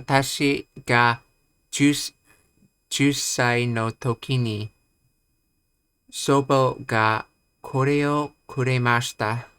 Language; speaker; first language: Japanese; non-native, learner; English